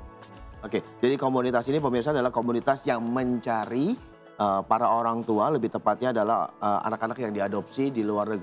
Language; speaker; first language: Indonesian; native; Indonesian